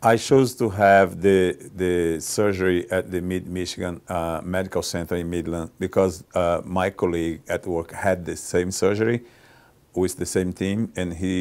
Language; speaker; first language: English; non-native, fluent; Portuguese